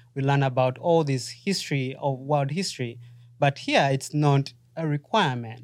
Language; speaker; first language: English; non-native, local second language; Ganda